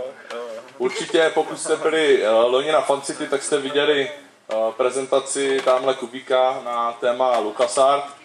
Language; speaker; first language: Czech; native; Czech